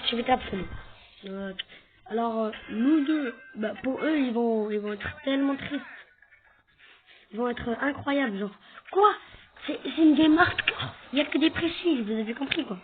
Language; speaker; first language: French; native; French